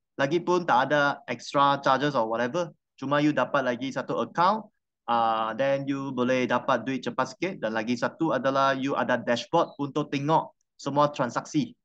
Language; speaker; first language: Malay; non-native, local second language; Chinese